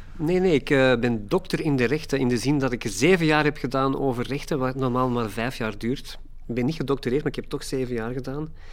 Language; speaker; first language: Dutch; native; Dutch